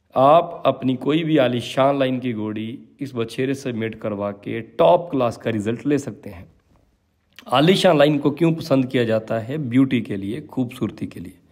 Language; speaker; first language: Hindi; native; Hindi